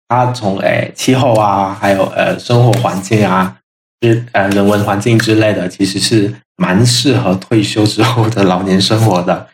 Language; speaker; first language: Chinese; non-native, local second language; Min Nan Chinese